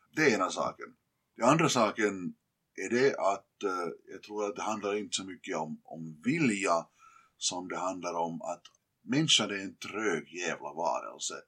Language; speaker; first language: Swedish; native; Swedish